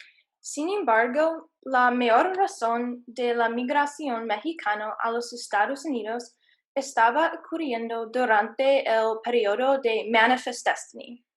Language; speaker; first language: Spanish; non-native, learner; English